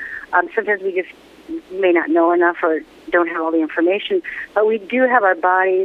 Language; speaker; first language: English; native; English